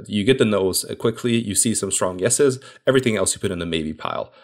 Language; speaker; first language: English; non-native, fluent; Hungarian